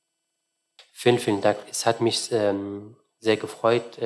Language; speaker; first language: German; non-native, fluent; Arabic